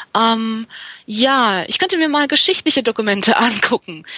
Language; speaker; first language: German; native; German